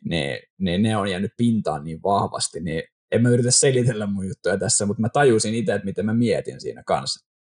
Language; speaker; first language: Finnish; non-native, local second language; Swedish